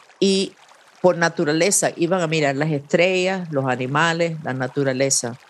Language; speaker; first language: Spanish; non-native, fluent; English